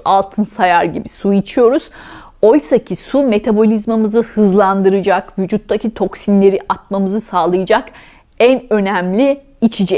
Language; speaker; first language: Turkish; native; Turkish